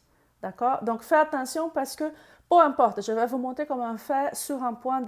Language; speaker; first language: French; non-native, fluent; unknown